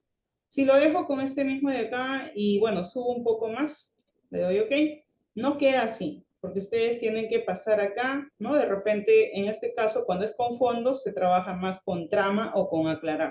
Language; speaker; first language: Spanish; native; Spanish